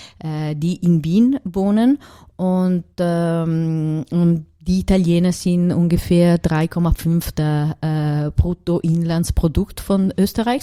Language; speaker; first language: German; non-native, fluent; Italian